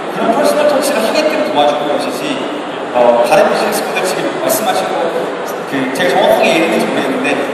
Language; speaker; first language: Korean; early bilingual, heritage; Korean